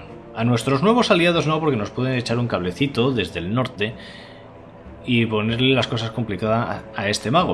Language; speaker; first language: Spanish; native; Spanish